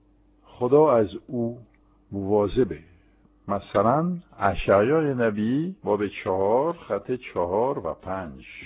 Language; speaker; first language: Persian; non-native, fluent; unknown